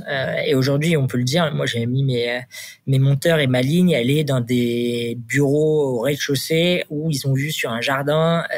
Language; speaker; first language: French; native; French